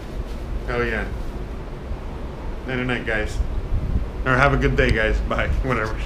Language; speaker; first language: English; native; English